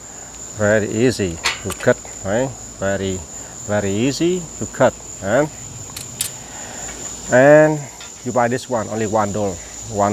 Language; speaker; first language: English; non-native, local second language; Vietnamese